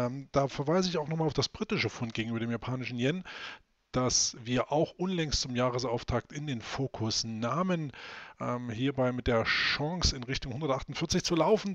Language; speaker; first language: German; native; German